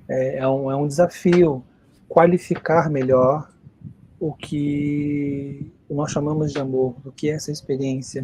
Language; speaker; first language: Portuguese; native; Portuguese